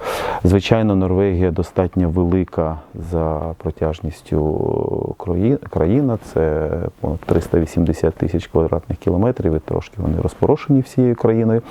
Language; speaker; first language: Ukrainian; native; Ukrainian